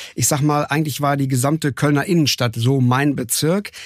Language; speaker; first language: German; native; German